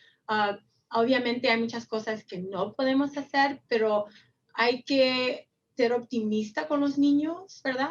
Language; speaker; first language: Spanish; early bilingual, heritage; Spanish